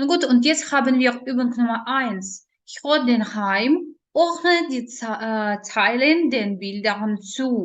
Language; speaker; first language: German; non-native, learner; Ukrainian